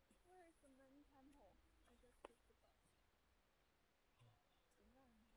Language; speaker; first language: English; non-native, learner; Chinese